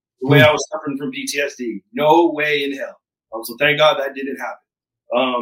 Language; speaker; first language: English; native; English